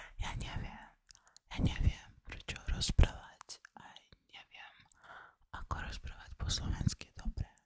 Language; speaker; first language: Slovak; non-native, learner; Russian